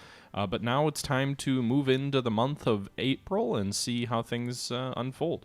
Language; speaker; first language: English; native; English